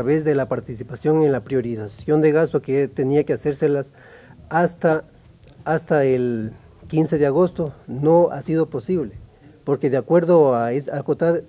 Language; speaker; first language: Spanish; native; Spanish